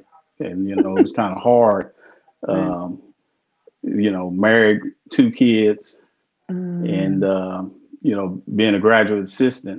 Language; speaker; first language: English; native; English